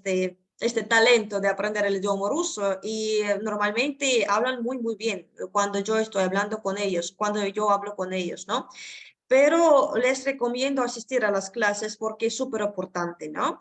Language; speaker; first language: Spanish; non-native, fluent; Russian